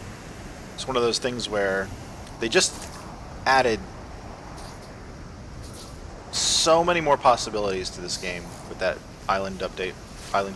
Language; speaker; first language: English; native; English